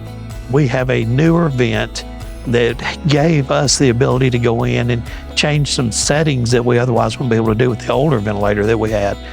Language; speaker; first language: English; native; English